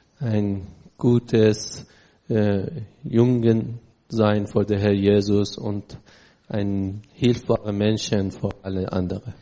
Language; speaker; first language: German; non-native, learner; Persian